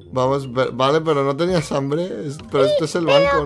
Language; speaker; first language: Spanish; native; Spanish